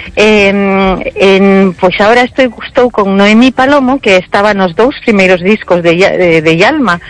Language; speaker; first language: Galician; early bilingual, heritage; Galician